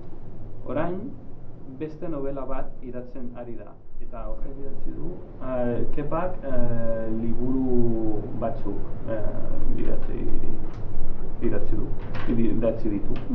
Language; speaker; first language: Basque; non-native, learner; Catalan